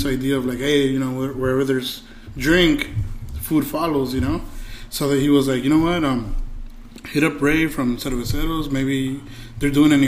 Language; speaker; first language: English; early bilingual, other home language; Spanish